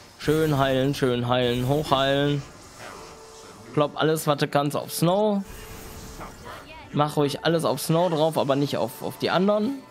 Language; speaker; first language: German; native; German